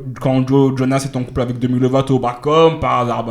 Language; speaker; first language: French; native; French